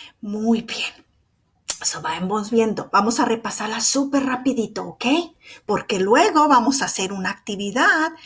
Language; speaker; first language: Spanish; early bilingual, heritage; Spanish